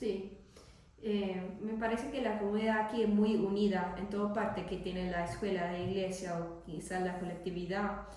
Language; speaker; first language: Spanish; non-native, learner; English